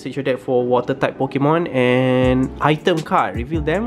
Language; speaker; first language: English; non-native, local second language; Malay